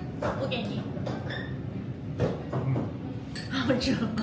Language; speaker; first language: Chinese; non-native, learner; Korean